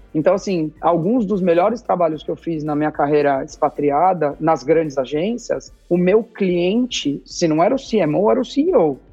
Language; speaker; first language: Portuguese; native; Portuguese